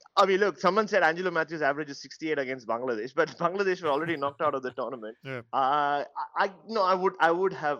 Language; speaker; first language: English; non-native, local second language; Tamil